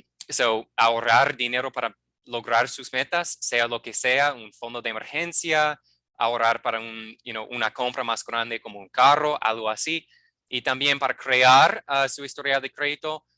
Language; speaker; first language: Spanish; non-native, fluent; English